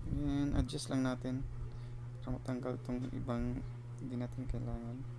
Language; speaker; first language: Filipino; non-native, local second language; Cebuano